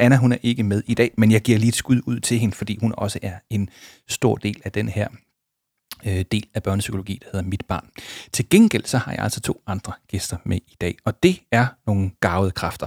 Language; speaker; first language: Danish; native; Danish